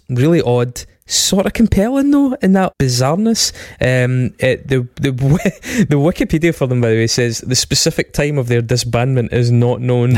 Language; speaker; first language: English; native; English